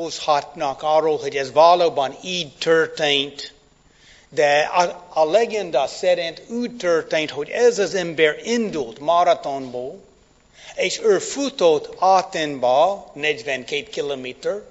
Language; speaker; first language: Hungarian; non-native, fluent; English